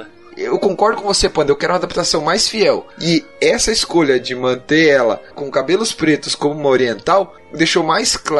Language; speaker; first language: Portuguese; native; Portuguese